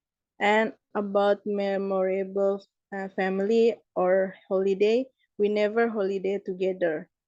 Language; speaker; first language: English; non-native, learner; Indonesian